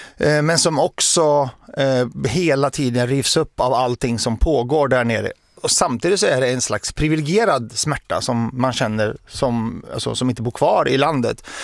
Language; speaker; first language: Swedish; early bilingual, other home language; Arabic